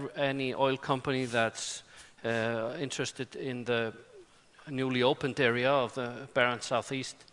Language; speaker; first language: English; non-native, fluent; Icelandic